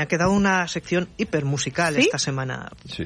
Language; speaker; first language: Spanish; native; Spanish